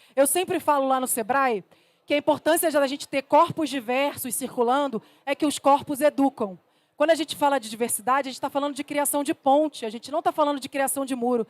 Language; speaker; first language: Portuguese; native; Portuguese